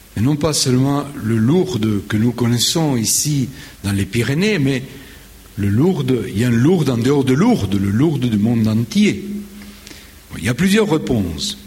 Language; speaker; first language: French; non-native, fluent; Spanish